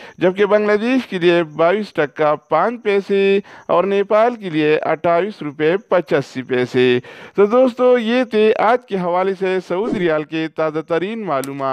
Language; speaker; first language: Urdu; non-native, local second language; Pashto